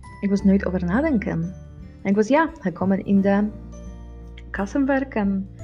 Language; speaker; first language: Dutch; non-native, learner; Polish